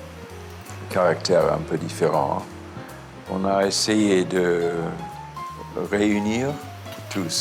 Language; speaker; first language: French; non-native, fluent; English